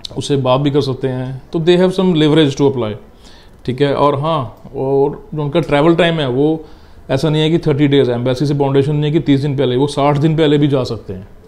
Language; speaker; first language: Hindi; non-native, local second language; Punjabi